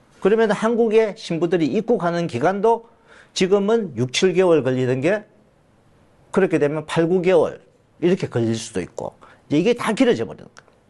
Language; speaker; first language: Korean; native; Korean